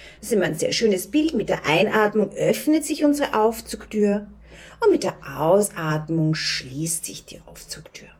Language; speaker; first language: German; native; German